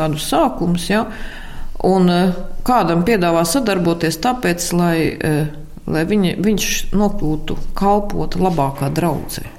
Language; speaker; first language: Latvian; native; Latvian